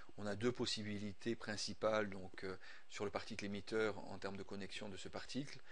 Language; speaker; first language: French; native; French